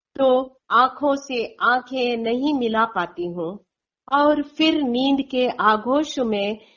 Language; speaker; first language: Hindi; non-native, local second language; Konkani